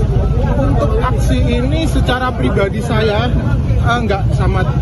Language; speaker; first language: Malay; non-native, local second language; Javanese